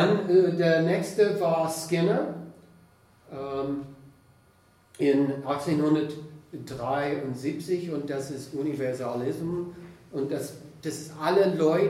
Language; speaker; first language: German; non-native, fluent; English